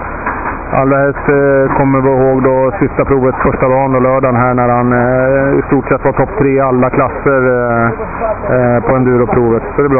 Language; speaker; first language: Swedish; native; Swedish